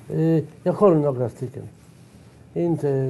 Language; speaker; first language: Swedish; non-native, fluent; Polish